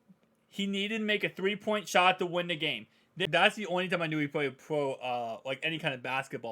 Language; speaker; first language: English; native; English